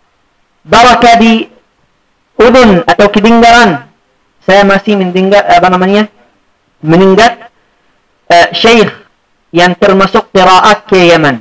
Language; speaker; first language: Indonesian; non-native, fluent; Arabic